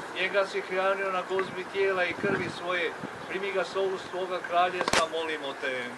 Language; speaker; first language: Croatian; native; Croatian